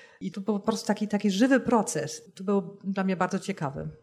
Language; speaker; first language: Polish; non-native, fluent; German